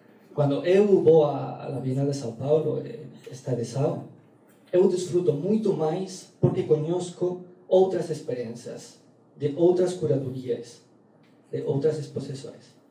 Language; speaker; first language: Portuguese; non-native, learner; Galician